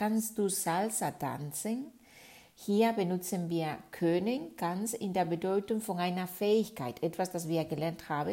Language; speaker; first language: German; non-native, fluent; Spanish